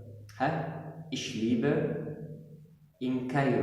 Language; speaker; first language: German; non-native, fluent; Arabic